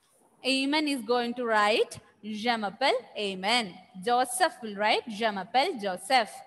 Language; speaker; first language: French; non-native, fluent; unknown